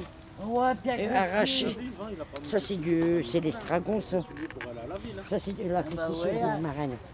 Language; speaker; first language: French; native; French